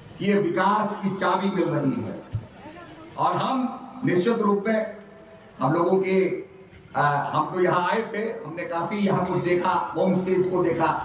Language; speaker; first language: Hindi; native; Hindi